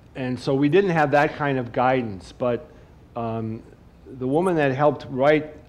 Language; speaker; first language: English; native; English